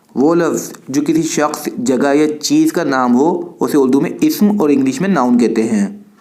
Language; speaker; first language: Urdu; native; Urdu